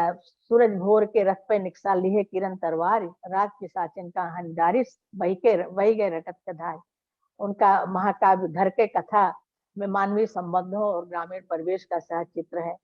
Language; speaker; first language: Hindi; native; Hindi